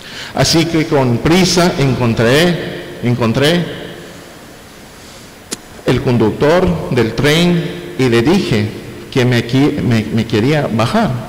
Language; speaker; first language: Spanish; non-native, fluent; English